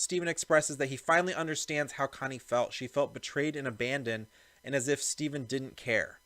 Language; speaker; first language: English; native; English